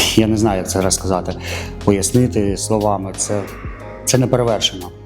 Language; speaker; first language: Ukrainian; non-native, local second language; Russian